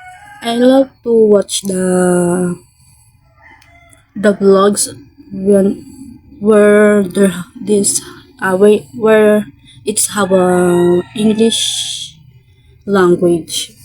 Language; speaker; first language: English; non-native, learner; Filipino